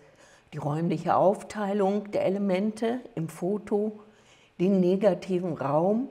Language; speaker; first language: German; native; German